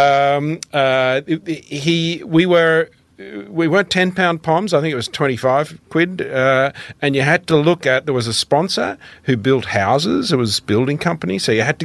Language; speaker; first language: English; native; English